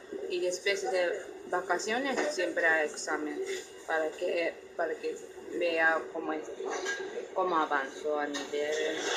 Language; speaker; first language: Spanish; non-native, learner; Japanese